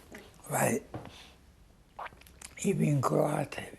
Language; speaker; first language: German; non-native, fluent; Hungarian